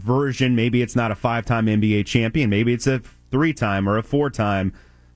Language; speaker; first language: English; native; English